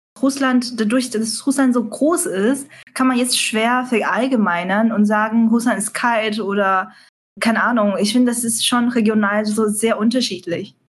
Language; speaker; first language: German; non-native, fluent; Chinese